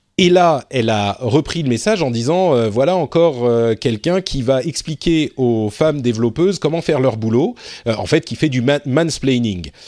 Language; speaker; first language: French; native; French